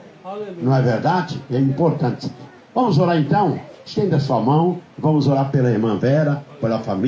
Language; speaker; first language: Portuguese; native; Portuguese